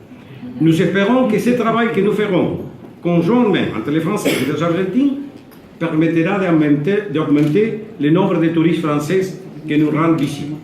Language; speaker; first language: French; non-native, fluent; Spanish